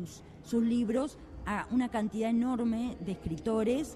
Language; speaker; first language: Spanish; native; Spanish